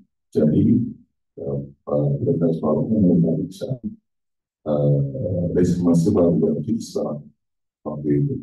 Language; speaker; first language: Indonesian; non-native, fluent; Turkish